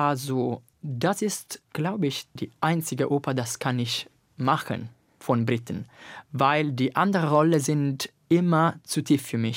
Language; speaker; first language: German; non-native, learner; Italian